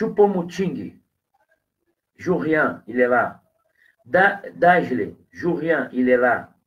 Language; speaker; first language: French; non-native, fluent; Portuguese